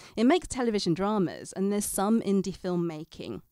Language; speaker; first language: English; native; English